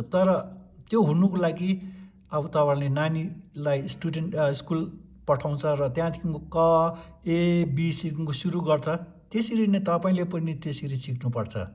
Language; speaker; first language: Nepali; non-native, local second language; Tibetan